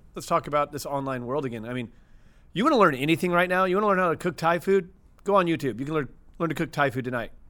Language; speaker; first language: English; native; English